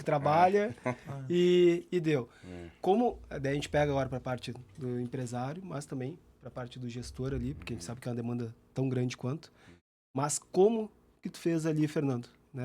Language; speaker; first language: Portuguese; native; Portuguese